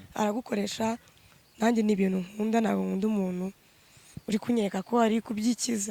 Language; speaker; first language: Kinyarwanda; native; Kinyarwanda